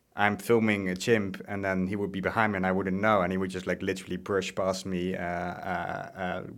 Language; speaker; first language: English; non-native, fluent; Dutch